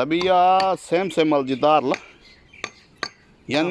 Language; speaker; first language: Arabic; non-native, learner; Punjabi